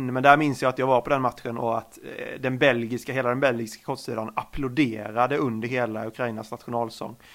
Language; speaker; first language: Swedish; native; Swedish